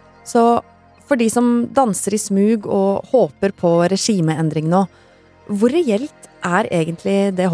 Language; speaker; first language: Norwegian; native; Norwegian